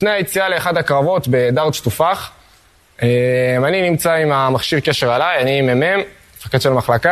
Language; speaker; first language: Hebrew; native; Hebrew